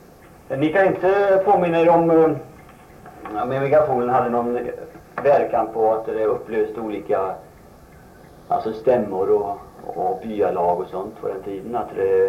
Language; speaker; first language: Swedish; native; Swedish